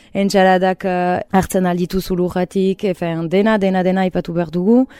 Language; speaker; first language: Basque; native; Basque